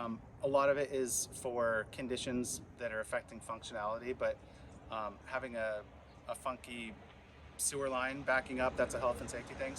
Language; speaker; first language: English; native; English